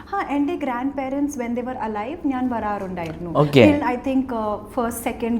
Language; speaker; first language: Malayalam; early bilingual, heritage; English